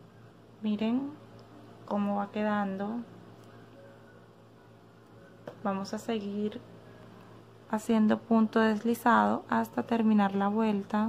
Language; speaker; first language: Spanish; native; Spanish